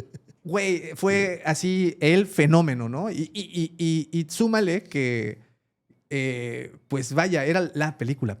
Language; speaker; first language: Spanish; native; Spanish